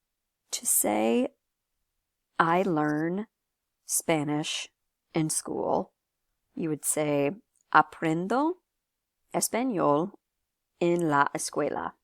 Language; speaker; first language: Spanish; non-native, fluent; English